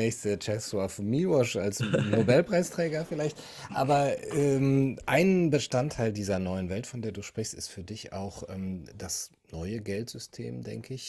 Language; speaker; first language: German; native; German